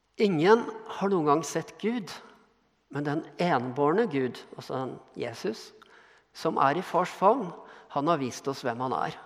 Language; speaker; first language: Norwegian; native; Norwegian